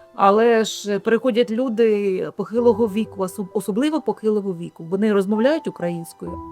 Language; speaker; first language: Ukrainian; non-native, local second language; Russian